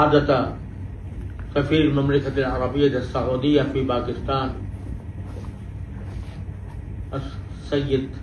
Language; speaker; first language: Arabic; non-native, fluent; Urdu